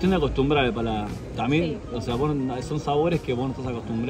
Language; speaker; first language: Spanish; native; Spanish